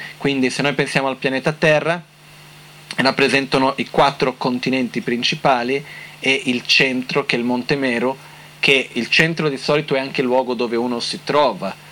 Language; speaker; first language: Italian; non-native, fluent; Portuguese